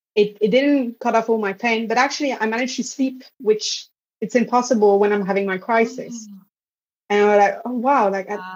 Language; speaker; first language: English; non-native, fluent; French